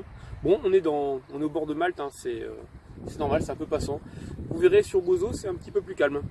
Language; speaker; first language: French; native; French